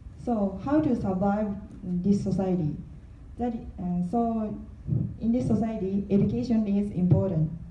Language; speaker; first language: English; non-native, learner; Korean